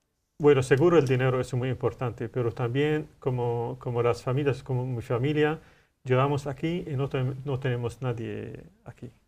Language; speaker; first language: Spanish; non-native, learner; Arabic